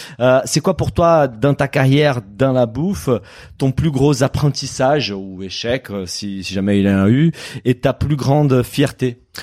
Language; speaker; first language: French; non-native, fluent; Portuguese